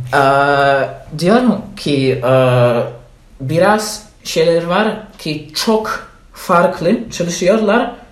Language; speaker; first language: Turkish; non-native, learner; Polish